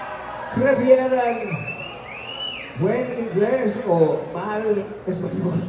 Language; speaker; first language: Spanish; non-native, learner; English